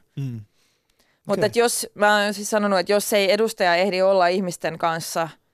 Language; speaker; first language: Finnish; non-native, local second language; Swedish